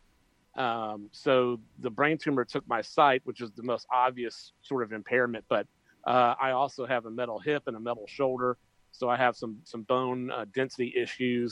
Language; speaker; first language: English; native; English